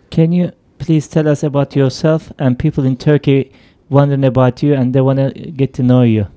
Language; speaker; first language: English; non-native, fluent; Turkish